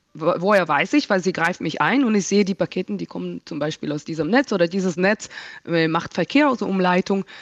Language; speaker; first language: German; non-native, fluent; Hebrew